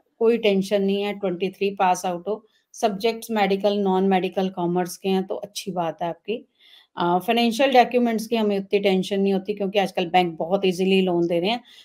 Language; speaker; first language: Hindi; non-native, local second language; Punjabi